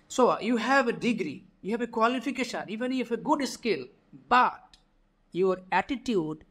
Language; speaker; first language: English; non-native, local second language; Bangla